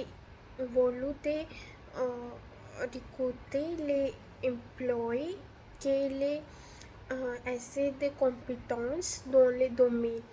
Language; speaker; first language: French; non-native, learner; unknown